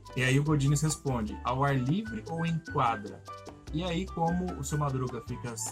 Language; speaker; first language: Portuguese; native; Portuguese